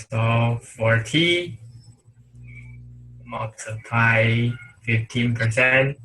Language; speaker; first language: English; non-native, learner; Chinese